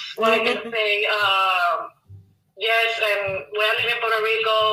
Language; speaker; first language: English; non-native, learner; Spanish